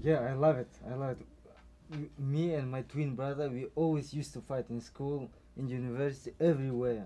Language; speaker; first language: English; non-native, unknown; Russian